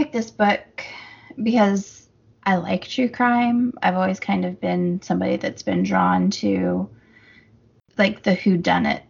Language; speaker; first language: English; native; English